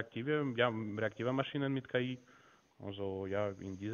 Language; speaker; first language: German; non-native, learner; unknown